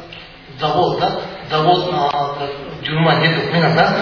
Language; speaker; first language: Russian; non-native, learner; Tibetan